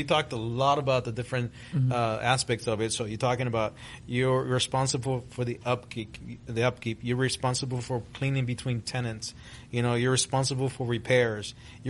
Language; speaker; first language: English; early bilingual, other home language; Spanish